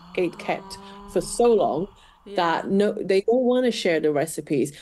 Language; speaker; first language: English; non-native, fluent; Portuguese